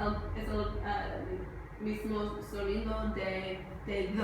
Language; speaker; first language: Spanish; non-native, learner; English